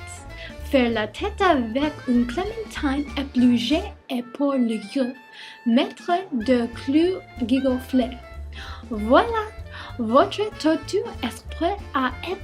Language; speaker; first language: French; non-native, learner; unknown